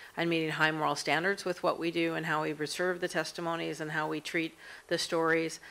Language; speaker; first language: English; native; English